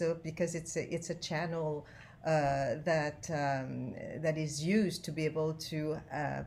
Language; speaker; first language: English; non-native, fluent; French